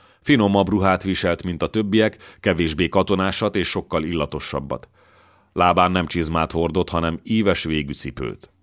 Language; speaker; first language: Hungarian; native; Hungarian